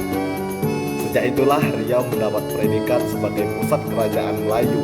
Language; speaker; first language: Indonesian; non-native, local second language; Malay